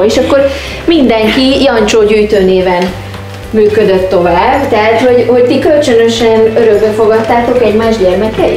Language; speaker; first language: Hungarian; native; Hungarian